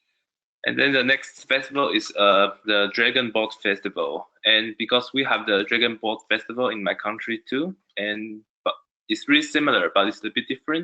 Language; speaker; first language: English; non-native, learner; Chinese